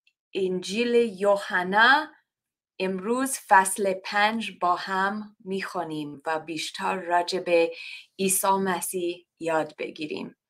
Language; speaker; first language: Persian; non-native, learner; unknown